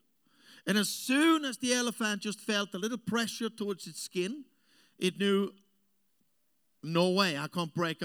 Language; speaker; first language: English; non-native, fluent; German